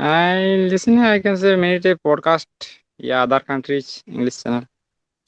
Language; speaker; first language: English; non-native, learner; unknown